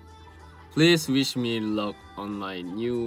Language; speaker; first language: English; non-native, learner; Korean